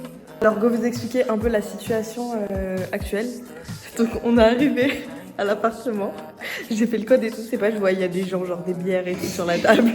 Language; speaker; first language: French; native; French